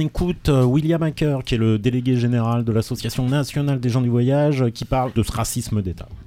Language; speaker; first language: French; native; French